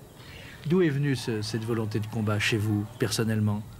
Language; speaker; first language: French; native; French